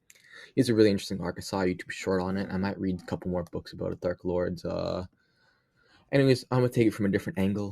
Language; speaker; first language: English; native; English